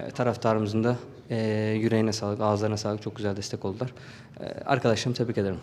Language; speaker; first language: Turkish; native; Turkish